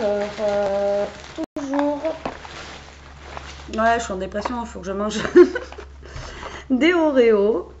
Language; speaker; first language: French; native; French